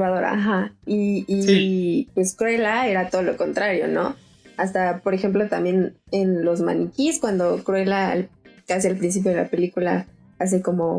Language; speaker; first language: Spanish; native; Spanish